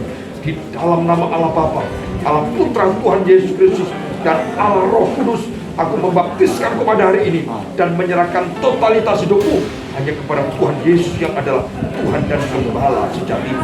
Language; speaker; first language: Indonesian; native; Indonesian